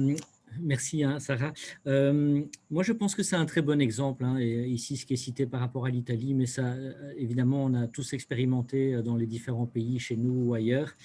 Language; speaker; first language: French; native; French